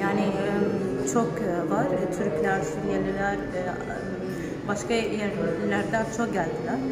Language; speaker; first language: Turkish; non-native, learner; Arabic